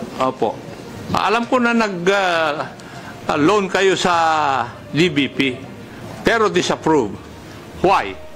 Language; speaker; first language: Filipino; native; Filipino